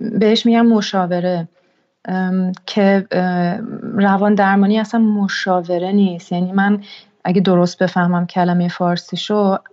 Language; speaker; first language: Persian; early bilingual, heritage; Persian